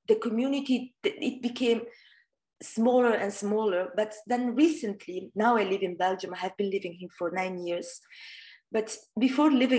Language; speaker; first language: English; non-native, fluent; Italian